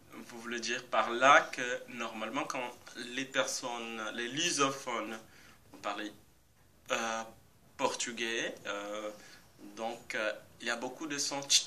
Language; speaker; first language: French; non-native, fluent; Portuguese